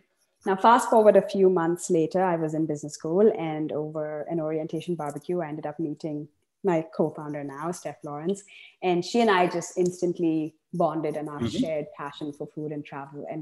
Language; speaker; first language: English; non-native, local second language; Tamil